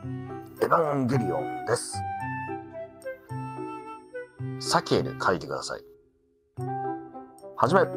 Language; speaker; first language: Japanese; native; Japanese